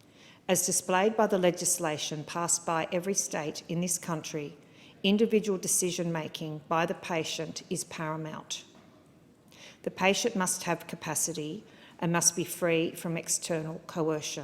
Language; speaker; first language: English; native; English